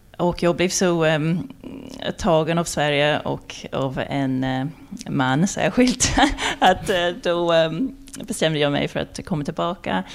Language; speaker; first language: Swedish; non-native, fluent; English